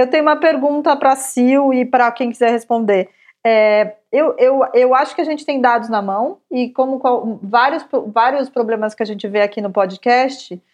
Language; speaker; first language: Portuguese; native; Portuguese